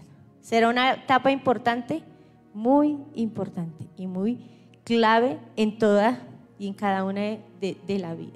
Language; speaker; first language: Spanish; native; Spanish